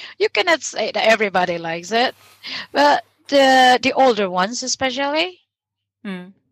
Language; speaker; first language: English; non-native, local second language; Filipino